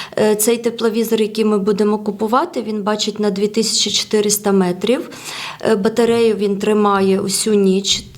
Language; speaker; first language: Ukrainian; non-native, fluent; Georgian